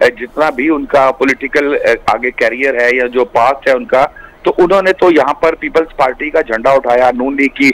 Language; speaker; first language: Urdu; non-native, local second language; Punjabi